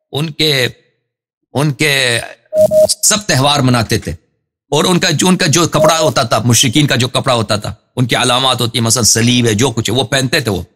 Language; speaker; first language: Urdu; non-native, fluent; Persian